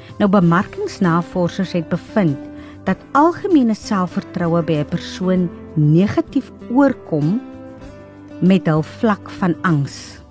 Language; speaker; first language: Afrikaans; native; Afrikaans